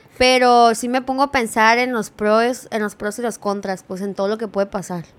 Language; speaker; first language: Spanish; early bilingual, heritage; Spanish